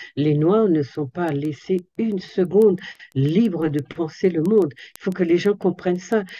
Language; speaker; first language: French; native; French